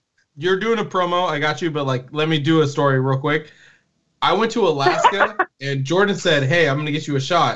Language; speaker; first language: English; native; English